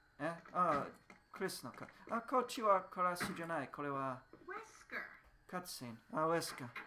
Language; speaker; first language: Japanese; non-native, learner; English